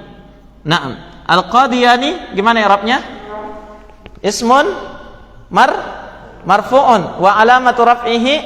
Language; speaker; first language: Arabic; non-native, fluent; Indonesian